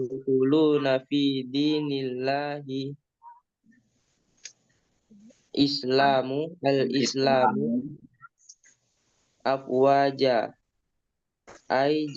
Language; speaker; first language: Arabic; non-native, learner; Indonesian